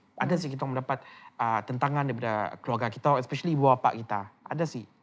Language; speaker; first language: Malay; native; Malay